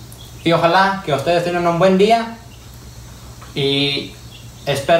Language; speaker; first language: Spanish; early bilingual, heritage; Spanish